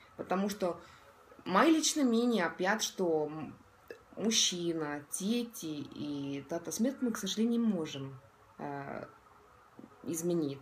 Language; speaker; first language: Russian; non-native, local second language; Estonian